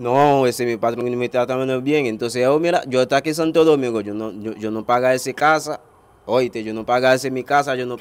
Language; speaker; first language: Spanish; non-native, learner; Haitian Creole